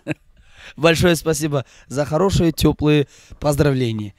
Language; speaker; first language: Russian; non-native, local second language; Uzbek